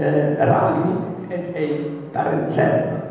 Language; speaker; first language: Italian; native; Italian